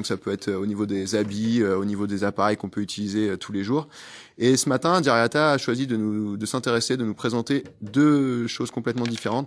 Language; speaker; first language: French; native; French